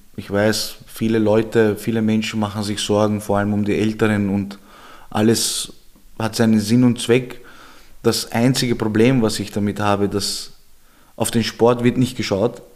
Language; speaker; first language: German; early bilingual, other home language; Georgian